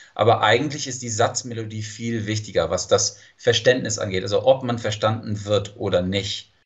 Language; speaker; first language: German; non-native, fluent; English